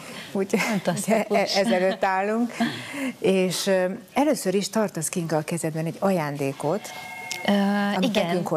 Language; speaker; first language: Hungarian; native; Hungarian